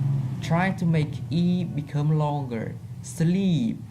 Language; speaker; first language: English; non-native, fluent; Vietnamese